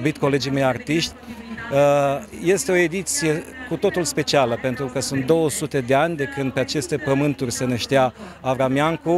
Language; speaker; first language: Romanian; native; Romanian